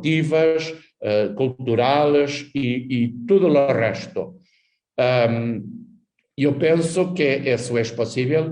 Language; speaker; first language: Spanish; non-native, fluent; Portuguese